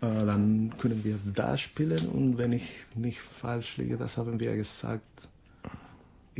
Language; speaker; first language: German; non-native, fluent; Spanish